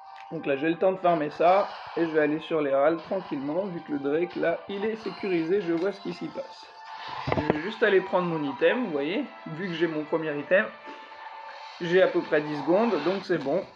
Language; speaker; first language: French; native; French